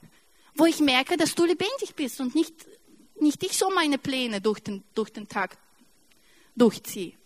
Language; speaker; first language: German; non-native, fluent; Russian